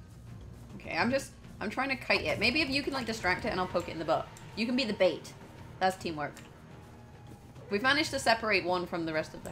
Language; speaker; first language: English; native; English